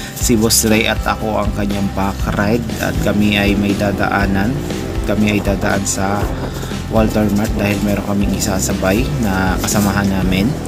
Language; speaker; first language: Filipino; non-native, local second language; Cebuano